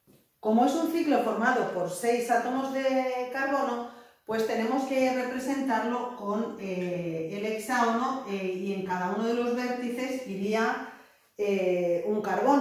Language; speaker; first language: Spanish; native; Spanish